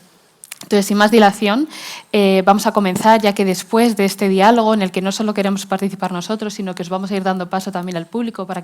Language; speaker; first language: Spanish; native; Spanish